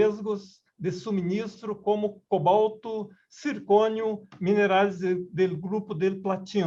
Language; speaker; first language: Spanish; non-native, learner; Portuguese